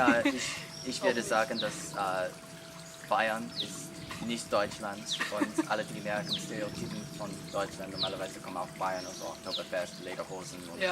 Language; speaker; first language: German; non-native, learner; English